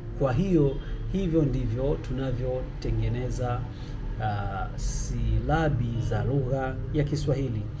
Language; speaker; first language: Swahili; native; Swahili